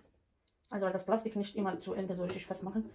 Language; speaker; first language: German; non-native, fluent; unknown